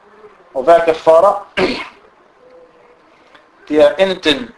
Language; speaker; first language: Danish; non-native, fluent; Arabic